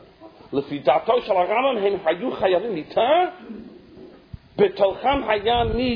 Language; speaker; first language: Hebrew; non-native, fluent; English